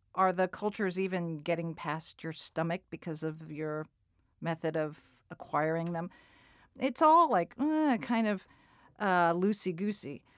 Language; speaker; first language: English; native; English